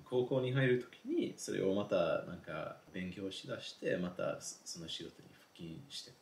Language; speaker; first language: Japanese; non-native, fluent; English